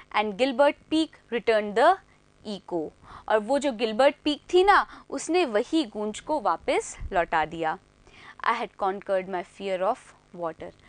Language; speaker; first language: Hindi; native; Hindi